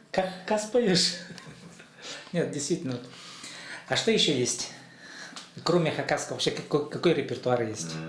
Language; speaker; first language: Russian; native; Russian